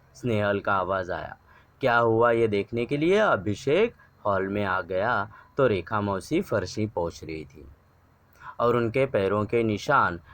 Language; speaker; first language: Hindi; non-native, local second language; Marathi